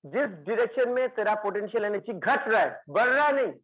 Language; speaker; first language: Hindi; non-native, local second language; Bangla